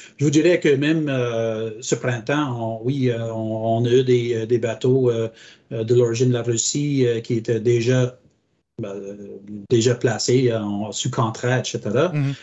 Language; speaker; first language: French; non-native, local second language; English